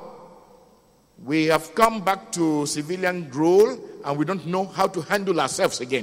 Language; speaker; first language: English; non-native, local second language; Yoruba